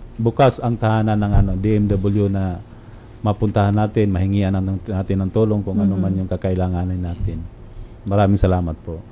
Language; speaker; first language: Filipino; non-native, local second language; Cebuano